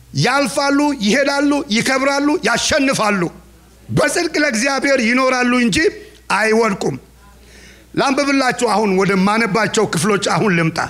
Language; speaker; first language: Amharic; non-native, local second language; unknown